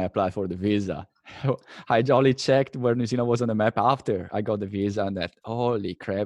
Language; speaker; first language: English; non-native, fluent; Italian